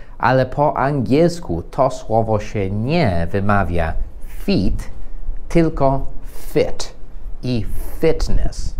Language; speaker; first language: Polish; non-native, fluent; English